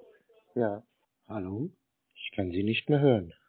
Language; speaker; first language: German; native; German